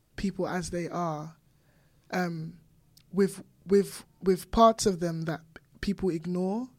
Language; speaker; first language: English; non-native, local second language; Igbo